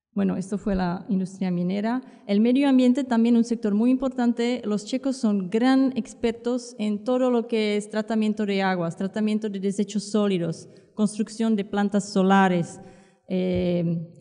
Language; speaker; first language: Spanish; non-native, fluent; Czech